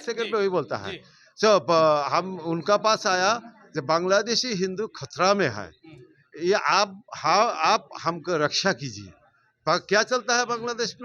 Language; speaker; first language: Hindi; non-native, learner; Bangla